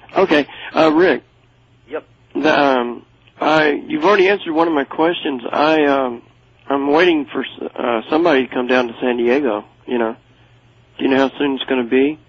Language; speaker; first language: English; native; English